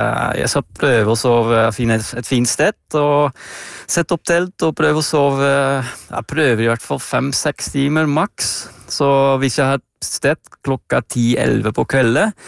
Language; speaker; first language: Norwegian; non-native, fluent; Dutch